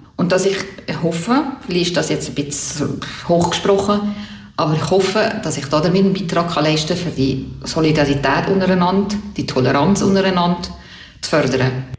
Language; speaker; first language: German; native; German